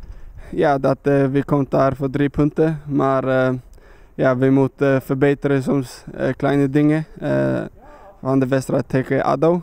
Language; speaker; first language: Dutch; non-native, learner; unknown